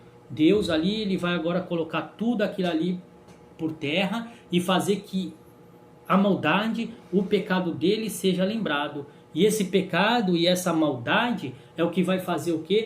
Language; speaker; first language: Portuguese; native; Portuguese